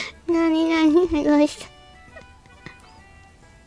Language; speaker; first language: Japanese; native; Japanese